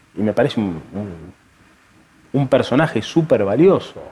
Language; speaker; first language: Spanish; native; Spanish